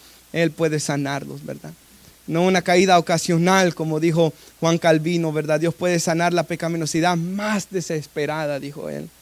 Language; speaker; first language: Spanish; native; Spanish